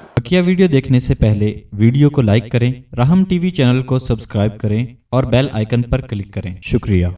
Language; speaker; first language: Urdu; native; Urdu